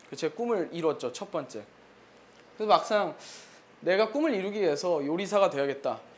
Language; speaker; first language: Korean; native; Korean